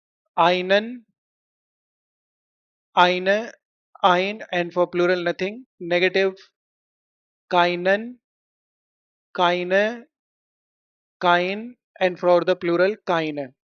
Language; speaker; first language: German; non-native, fluent; Hindi